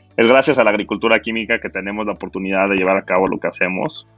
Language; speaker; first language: Spanish; native; Spanish